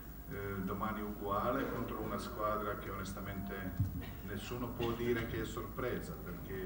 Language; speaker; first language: Italian; non-native, fluent; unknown